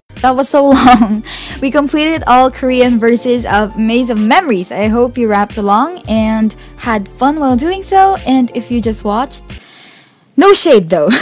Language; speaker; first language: English; non-native, local second language; Filipino